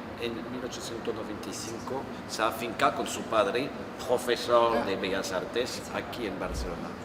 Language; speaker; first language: Spanish; non-native, fluent; French